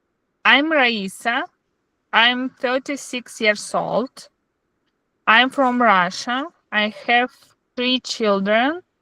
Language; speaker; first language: English; non-native, learner; Russian